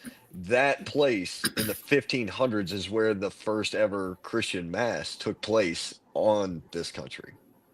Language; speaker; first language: English; native; English